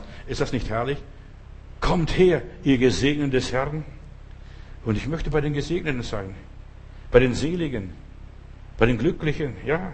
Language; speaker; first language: German; non-native, fluent; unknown